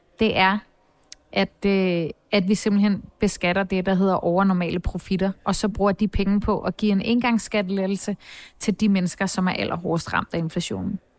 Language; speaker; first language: Danish; native; Danish